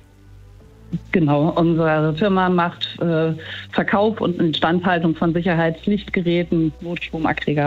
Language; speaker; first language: German; native; German